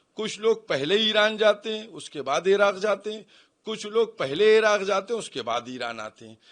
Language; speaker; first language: Urdu; native; Urdu